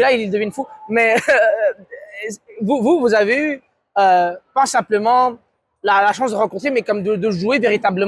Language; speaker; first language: French; native; French